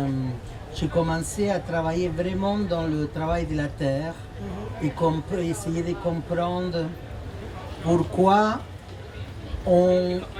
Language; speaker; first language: French; non-native, fluent; Spanish